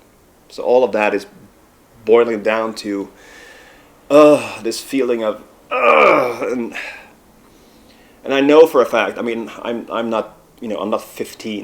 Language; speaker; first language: English; non-native, fluent; Swedish